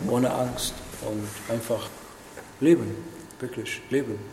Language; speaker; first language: German; non-native, learner; Arabic